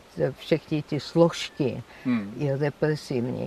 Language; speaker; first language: Czech; non-native, fluent; Georgian